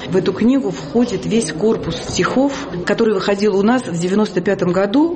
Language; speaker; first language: Russian; native; Russian